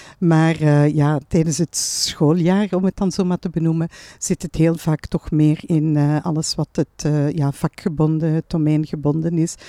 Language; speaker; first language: Dutch; native; Dutch